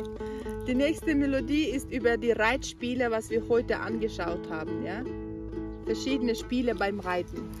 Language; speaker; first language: German; non-native, learner; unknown